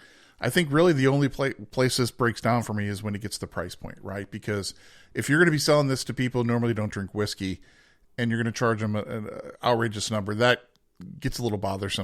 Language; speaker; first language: English; native; English